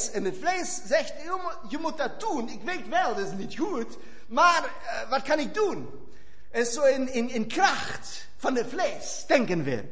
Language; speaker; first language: Dutch; non-native, fluent; German